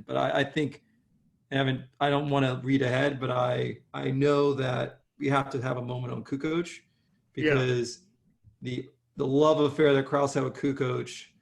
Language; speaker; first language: English; native; English